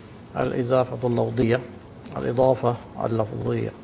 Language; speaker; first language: Arabic; non-native, fluent; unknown